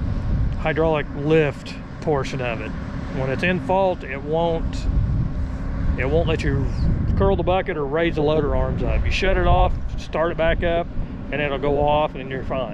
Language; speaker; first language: English; native; English